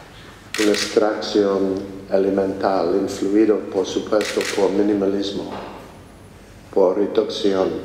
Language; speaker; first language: Spanish; non-native, fluent; English